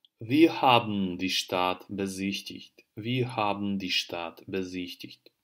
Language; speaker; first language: German; non-native, fluent; Russian